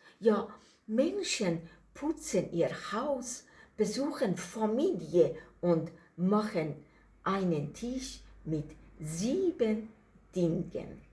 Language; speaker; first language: German; non-native, learner; Persian